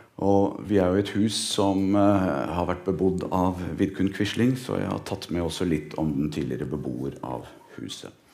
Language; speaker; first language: Norwegian; native; Norwegian